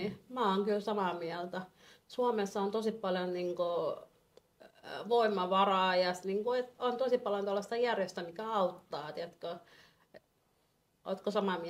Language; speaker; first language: Finnish; non-native, fluent; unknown